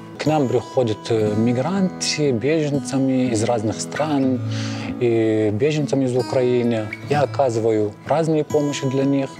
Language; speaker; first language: Russian; non-native, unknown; Arabic